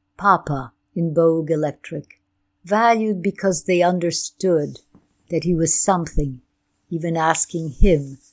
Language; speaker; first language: English; non-native, fluent; Ukrainian